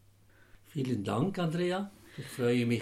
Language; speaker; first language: German; non-native, fluent; Arabic